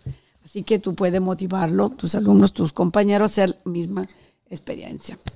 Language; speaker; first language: Spanish; non-native, fluent; Italian